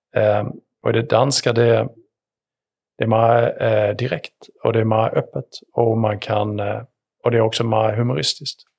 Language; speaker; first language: Swedish; native; Swedish